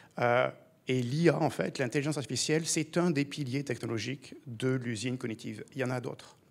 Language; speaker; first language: French; native; French